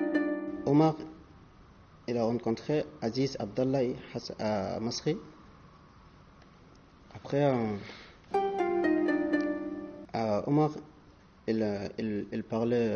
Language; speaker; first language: French; non-native, learner; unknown